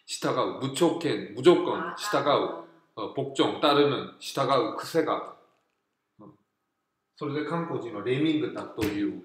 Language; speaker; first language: Japanese; non-native, fluent; Korean